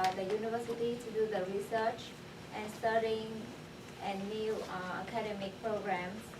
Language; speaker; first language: English; non-native, fluent; Vietnamese